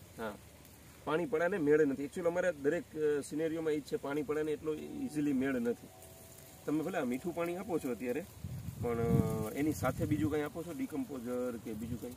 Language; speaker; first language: Hindi; native; Hindi